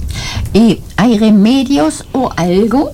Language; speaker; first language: Spanish; non-native, learner; German